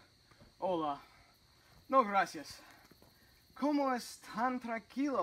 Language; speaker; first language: Spanish; non-native, learner; English